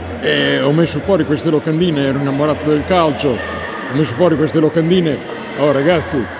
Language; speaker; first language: Italian; native; Italian